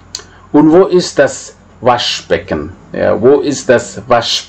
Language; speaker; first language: German; non-native, fluent; Indonesian